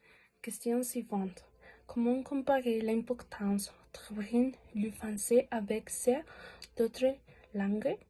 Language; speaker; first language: French; non-native, learner; Spanish